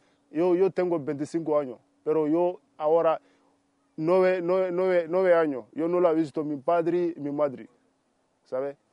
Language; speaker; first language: Spanish; non-native, learner; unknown